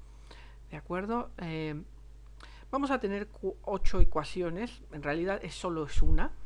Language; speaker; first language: Spanish; native; Spanish